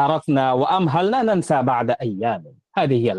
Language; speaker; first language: Arabic; non-native, fluent; Bangla